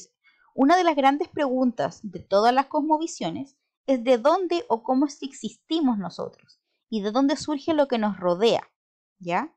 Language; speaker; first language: Spanish; native; Spanish